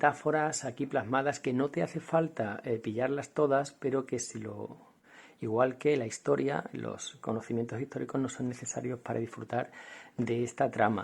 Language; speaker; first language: Spanish; native; Spanish